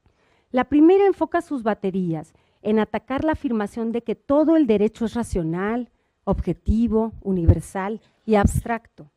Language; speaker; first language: Spanish; native; Spanish